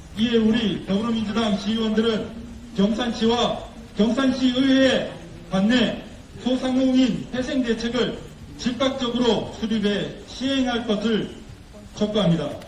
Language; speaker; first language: Korean; native; Korean